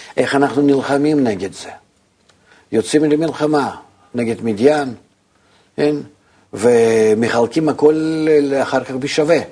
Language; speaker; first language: Hebrew; non-native, fluent; Russian